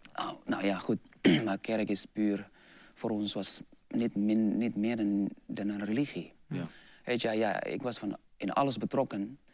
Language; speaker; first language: Dutch; non-native, fluent; Indonesian